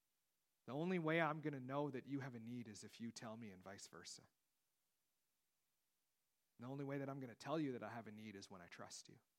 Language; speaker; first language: English; native; English